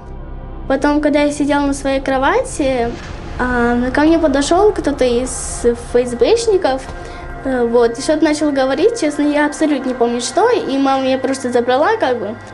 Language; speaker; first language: Russian; native; Russian